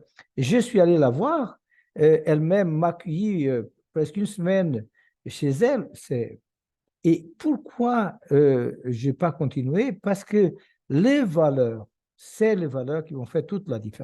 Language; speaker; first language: French; non-native, fluent; Portuguese